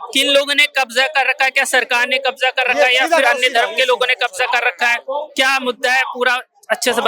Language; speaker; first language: Hindi; native; Hindi